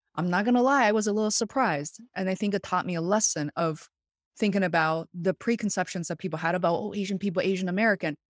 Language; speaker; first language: English; non-native, fluent; Chinese